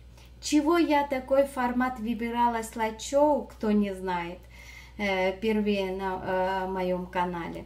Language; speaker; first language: Russian; non-native, fluent; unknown